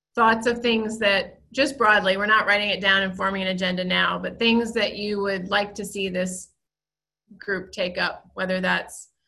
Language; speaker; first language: English; native; English